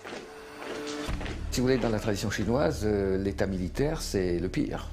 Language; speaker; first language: French; native; French